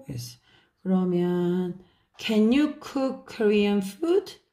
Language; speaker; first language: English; non-native, fluent; Korean